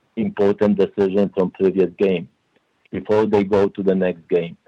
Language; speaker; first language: English; non-native, fluent; Polish